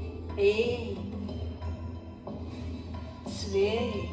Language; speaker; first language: Dutch; non-native, learner; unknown